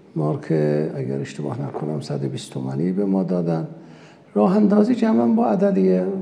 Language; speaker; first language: Persian; non-native, local second language; Azerbaijani